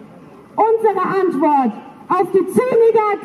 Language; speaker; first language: German; native; German